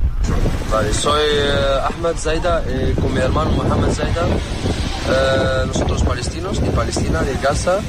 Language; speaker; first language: Spanish; non-native, learner; Arabic